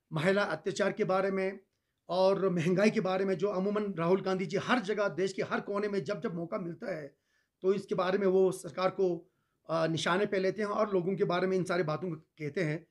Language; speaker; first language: Hindi; non-native, local second language; Ladakhi